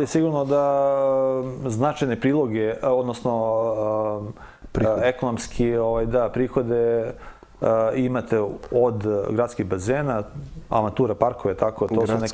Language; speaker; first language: Serbian; native; Serbian